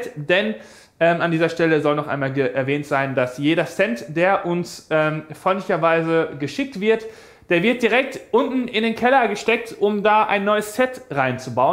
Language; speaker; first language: German; native; German